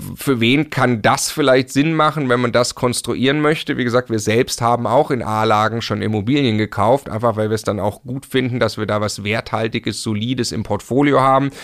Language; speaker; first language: German; native; German